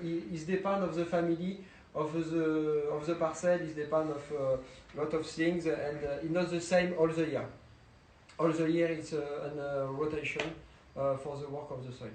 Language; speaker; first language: English; non-native, learner; French